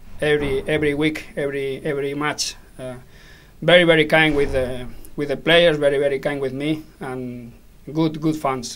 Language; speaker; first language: English; non-native, learner; Spanish